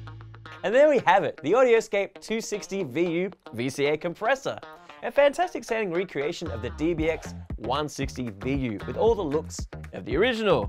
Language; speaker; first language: English; native; English